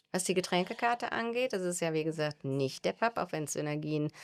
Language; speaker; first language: German; native; German